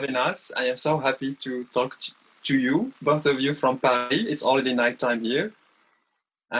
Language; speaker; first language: English; non-native, fluent; Arabic